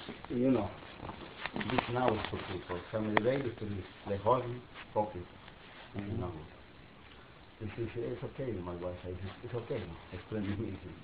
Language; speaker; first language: English; non-native, learner; Spanish